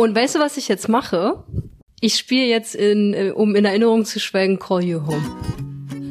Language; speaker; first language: German; native; German